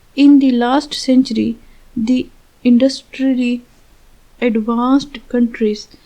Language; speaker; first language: English; non-native, local second language; Urdu